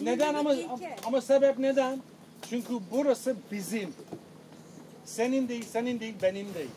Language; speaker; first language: Turkish; non-native, fluent; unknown